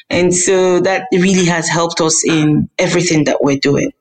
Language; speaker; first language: English; non-native, local second language; Hausa